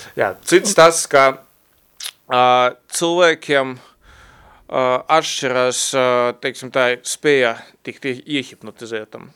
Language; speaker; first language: Latvian; non-native, local second language; Russian